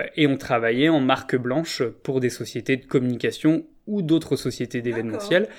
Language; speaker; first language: French; native; French